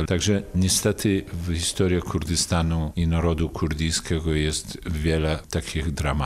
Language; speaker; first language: Polish; non-native, fluent; Kurdish